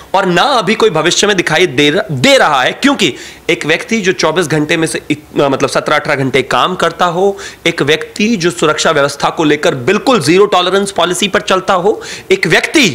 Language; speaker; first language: Hindi; native; Hindi